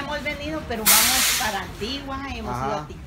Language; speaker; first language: Spanish; native; Spanish